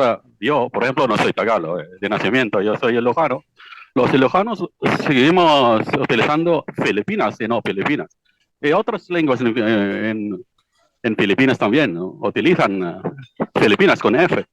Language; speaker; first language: Spanish; non-native, fluent; Iloko